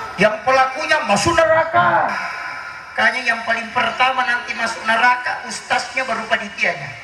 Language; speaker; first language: Indonesian; non-native, local second language; Buginese